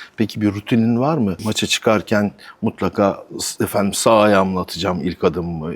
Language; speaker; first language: Turkish; native; Turkish